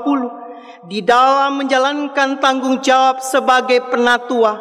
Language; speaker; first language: Indonesian; native; Indonesian